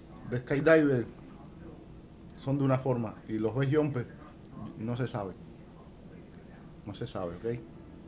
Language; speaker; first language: Spanish; native; Spanish